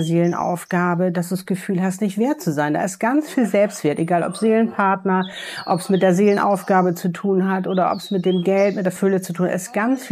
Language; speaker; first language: German; native; German